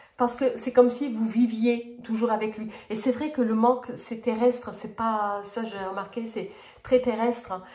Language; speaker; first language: French; native; French